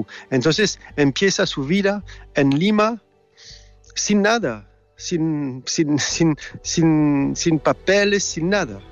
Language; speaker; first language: Spanish; non-native, learner; French